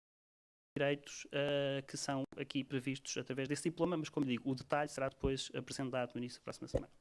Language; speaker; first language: Portuguese; native; Portuguese